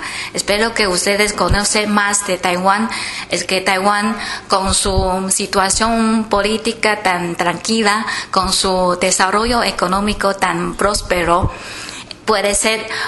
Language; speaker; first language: Spanish; non-native, fluent; Chinese